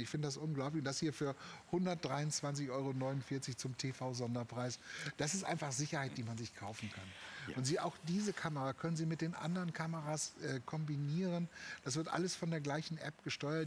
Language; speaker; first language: German; native; German